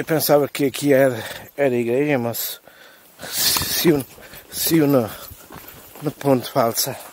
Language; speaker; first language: Portuguese; non-native, learner; German